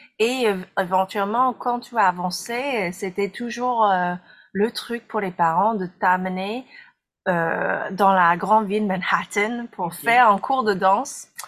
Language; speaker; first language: French; non-native, fluent; English